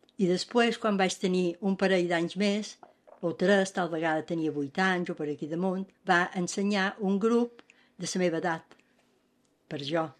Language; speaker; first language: Catalan; native; Catalan